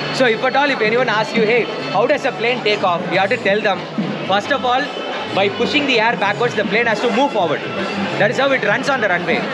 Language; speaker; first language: English; non-native, local second language; Tamil